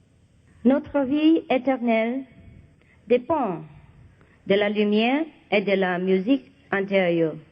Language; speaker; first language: French; non-native, learner; Vietnamese